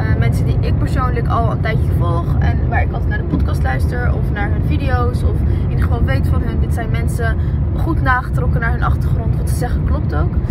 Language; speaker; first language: Dutch; early bilingual, other home language; Arabic